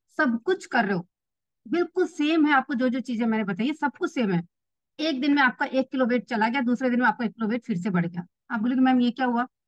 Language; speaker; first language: Hindi; native; Hindi